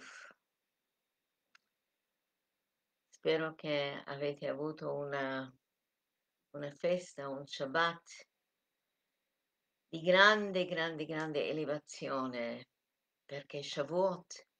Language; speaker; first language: Italian; non-native, fluent; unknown